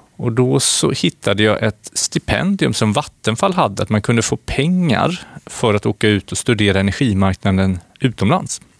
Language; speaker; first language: Swedish; native; Swedish